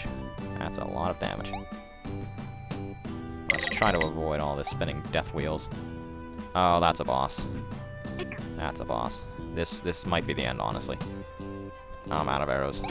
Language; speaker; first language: English; native; English